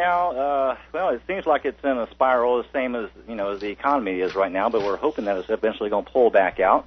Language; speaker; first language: English; native; English